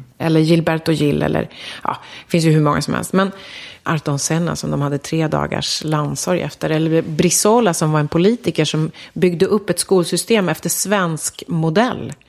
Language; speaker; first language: Swedish; early bilingual, other home language; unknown